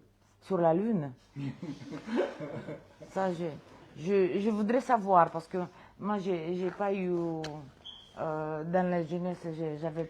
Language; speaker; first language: French; non-native, fluent; Romanian